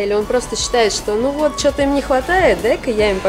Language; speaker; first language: Russian; native; Russian